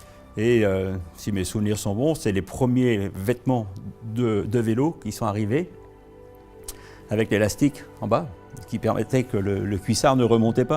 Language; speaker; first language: French; native; French